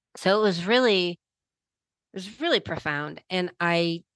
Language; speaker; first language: English; native; English